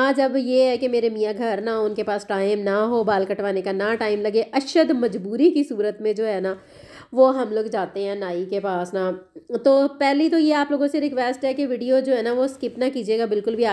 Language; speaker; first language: Urdu; non-native, local second language; Punjabi